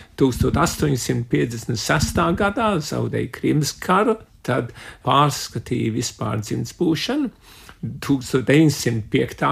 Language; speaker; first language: Latvian; early bilingual, heritage; Latvian